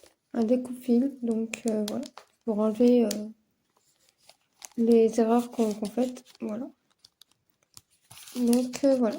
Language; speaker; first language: French; native; French